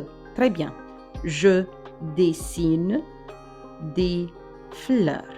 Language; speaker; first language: French; non-native, fluent; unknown